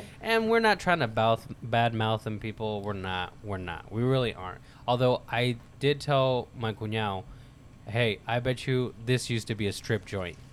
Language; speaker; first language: English; early bilingual, other home language; Spanish